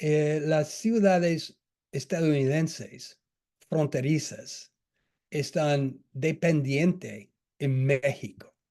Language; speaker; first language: Spanish; non-native, fluent; English